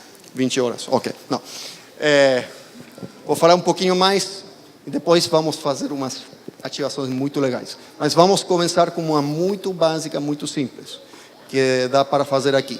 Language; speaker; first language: Portuguese; non-native, fluent; Spanish